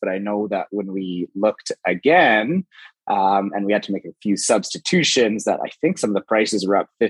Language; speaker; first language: English; native; English